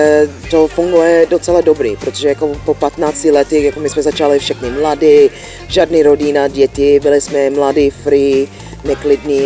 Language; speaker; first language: Czech; non-native, learner; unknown